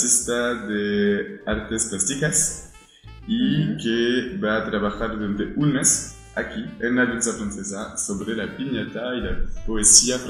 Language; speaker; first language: Spanish; non-native, fluent; French